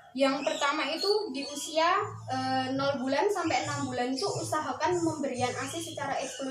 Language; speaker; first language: Indonesian; native; Indonesian